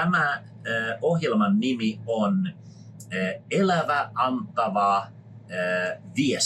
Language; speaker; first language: Finnish; non-native, fluent; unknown